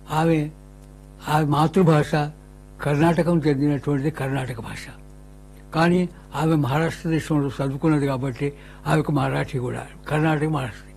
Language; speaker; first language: Telugu; non-native, local second language; Urdu